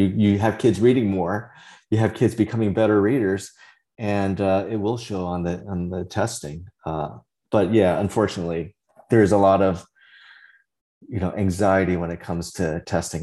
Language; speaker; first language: English; early bilingual, other home language; Vietnamese